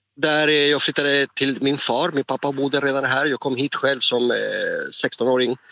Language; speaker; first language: Swedish; non-native, fluent; Spanish